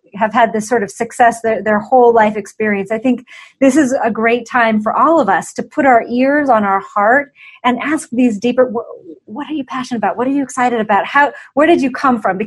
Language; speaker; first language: English; native; English